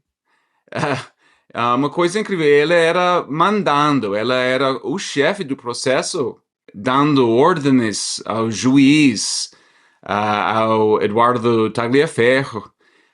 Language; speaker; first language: Portuguese; non-native, fluent; English